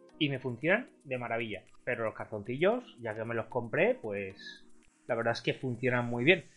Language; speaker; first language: Spanish; native; Spanish